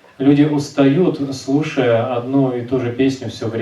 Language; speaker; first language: Russian; native; Russian